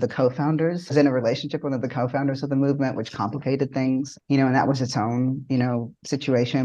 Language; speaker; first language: English; native; English